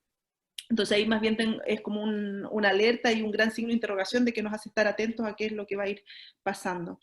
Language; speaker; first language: Spanish; native; Spanish